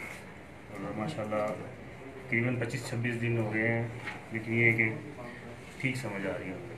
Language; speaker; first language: Urdu; non-native, local second language; Saraiki